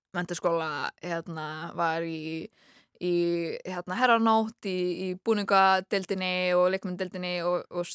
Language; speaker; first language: Icelandic; early bilingual, other home language; English